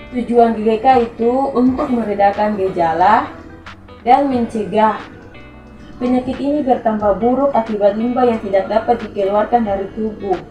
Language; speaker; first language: Indonesian; non-native, local second language; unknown